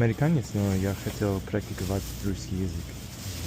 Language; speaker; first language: Russian; non-native, learner; English